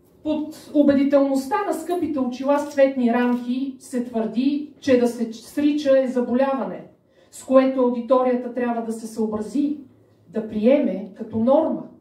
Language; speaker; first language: Bulgarian; native; Bulgarian